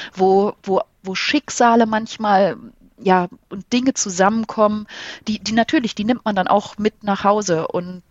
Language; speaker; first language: German; native; German